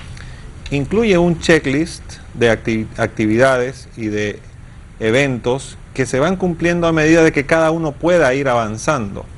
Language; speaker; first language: Spanish; native; Spanish